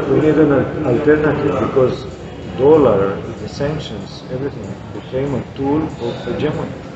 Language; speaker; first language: English; non-native, fluent; Romanian